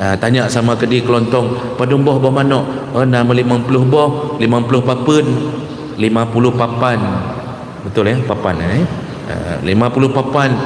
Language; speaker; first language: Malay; non-native, local second language; Achinese